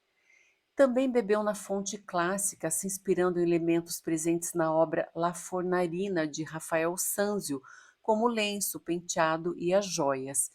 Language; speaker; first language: Portuguese; native; Portuguese